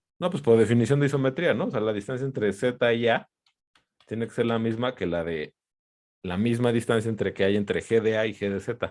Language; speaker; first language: Spanish; native; Spanish